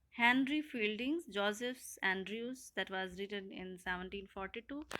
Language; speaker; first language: English; non-native, local second language; Urdu